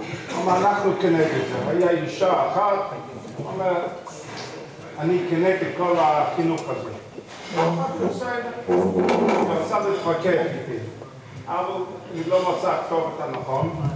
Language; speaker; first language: Hebrew; non-native, fluent; English